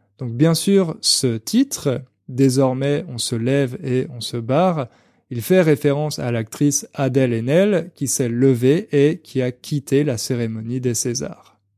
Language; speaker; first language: French; native; French